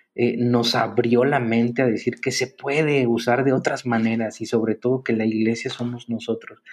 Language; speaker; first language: Spanish; native; Spanish